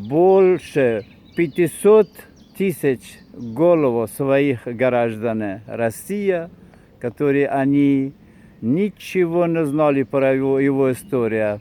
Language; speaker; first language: Russian; non-native, fluent; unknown